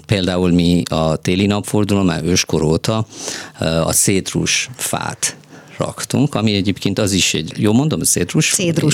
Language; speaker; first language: Hungarian; non-native, fluent; Persian